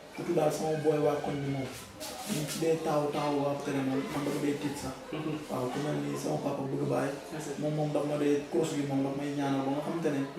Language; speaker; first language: Wolof; non-native, local second language; Jola-Fonyi